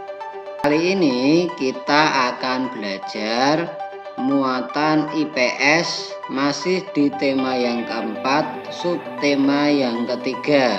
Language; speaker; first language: Indonesian; native; Indonesian